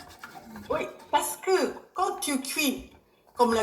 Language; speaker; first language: French; non-native, learner; Japanese